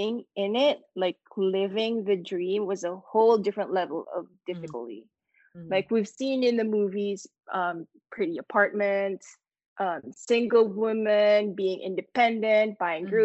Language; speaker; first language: English; non-native, local second language; Filipino